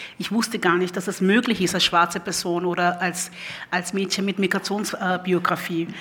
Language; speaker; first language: German; early bilingual, other home language; Lingala